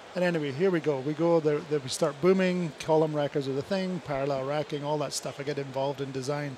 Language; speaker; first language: English; native; English